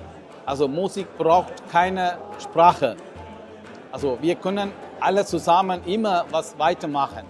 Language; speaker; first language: German; non-native, learner; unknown